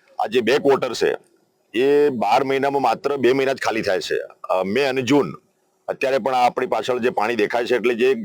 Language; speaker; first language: Gujarati; native; Gujarati